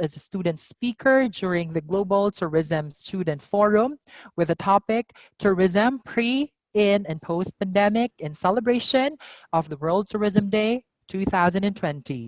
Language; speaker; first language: English; non-native, local second language; Cebuano